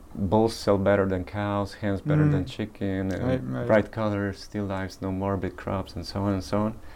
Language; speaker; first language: English; early bilingual, other home language; Polish